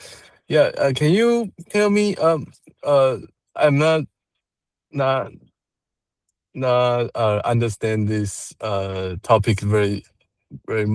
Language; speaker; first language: English; non-native, learner; Chinese